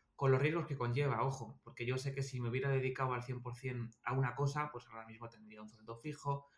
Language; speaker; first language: Spanish; native; Spanish